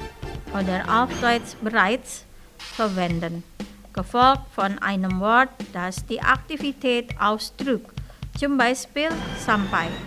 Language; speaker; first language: German; non-native, fluent; Indonesian